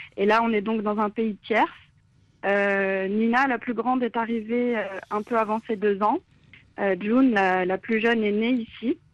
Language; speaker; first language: French; native; French